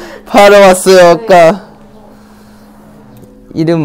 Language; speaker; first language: Korean; non-native, fluent; Chinese